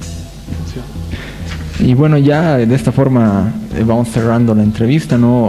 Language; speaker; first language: Spanish; native; Spanish